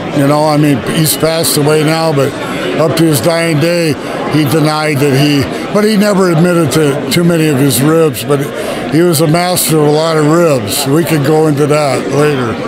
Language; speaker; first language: English; native; English